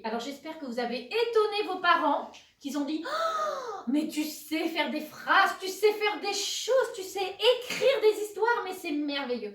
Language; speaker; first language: French; native; French